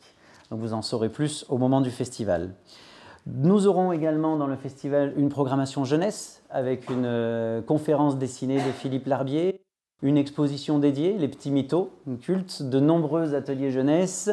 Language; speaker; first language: French; native; French